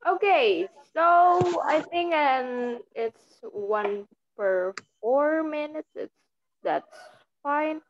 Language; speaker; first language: English; non-native, fluent; Indonesian